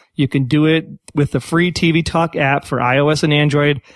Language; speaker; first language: English; native; English